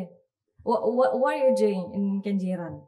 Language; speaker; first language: English; non-native, fluent; Indonesian